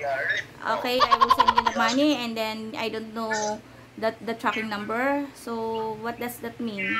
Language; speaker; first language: English; non-native, local second language; Filipino